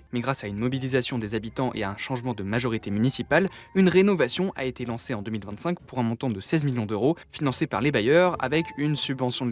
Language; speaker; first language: French; native; French